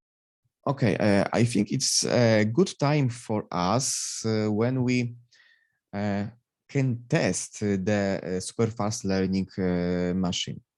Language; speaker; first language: English; non-native, fluent; Polish